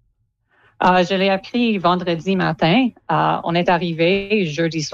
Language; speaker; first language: French; non-native, local second language; English